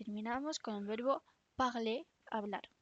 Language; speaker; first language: Spanish; non-native, fluent; French